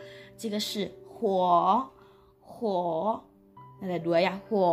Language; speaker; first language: Chinese; non-native, fluent; Indonesian